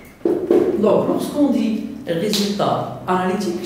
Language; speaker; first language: French; non-native, local second language; Arabic